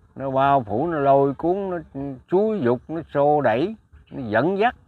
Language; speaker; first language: Vietnamese; native; Vietnamese